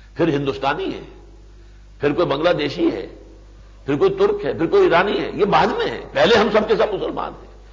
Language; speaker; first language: Urdu; native; Urdu